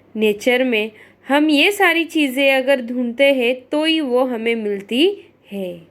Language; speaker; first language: Hindi; non-native, local second language; Marathi